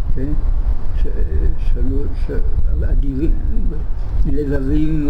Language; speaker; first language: Hebrew; early bilingual, other home language; German